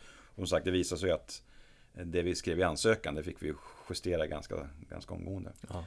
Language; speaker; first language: Swedish; native; Swedish